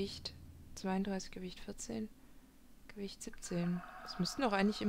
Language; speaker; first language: German; native; German